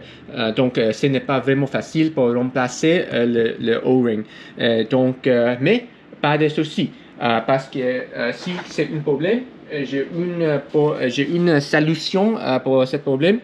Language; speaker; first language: French; non-native, learner; English